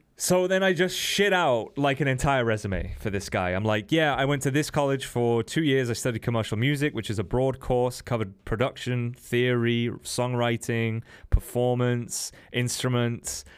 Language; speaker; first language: English; native; English